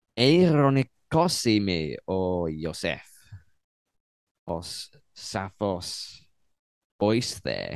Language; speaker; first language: Greek; non-native, learner; English